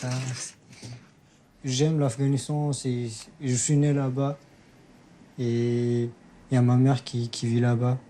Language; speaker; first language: French; non-native, fluent; Persian